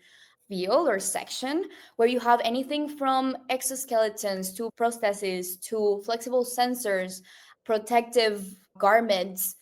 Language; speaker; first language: English; non-native, local second language; Spanish